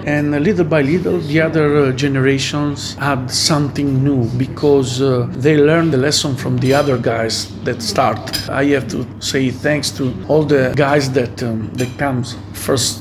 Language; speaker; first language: English; non-native, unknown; Italian